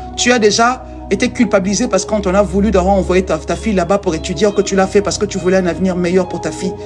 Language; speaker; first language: French; non-native, local second language; Lingala